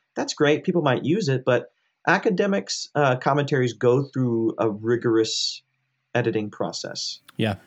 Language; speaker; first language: English; native; English